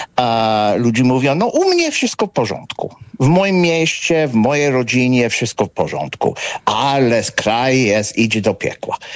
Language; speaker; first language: Polish; non-native, fluent; English